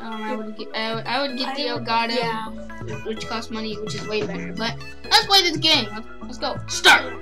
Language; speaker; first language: English; native; English